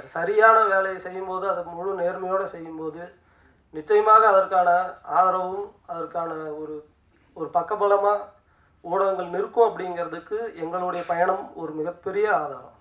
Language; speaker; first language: Tamil; native; Tamil